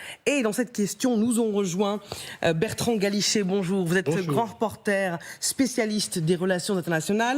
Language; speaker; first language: French; native; French